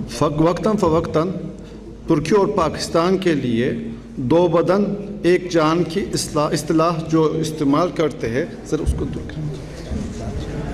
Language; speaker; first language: Urdu; non-native, fluent; Turkish